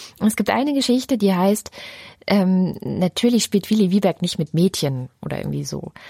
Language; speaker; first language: German; native; German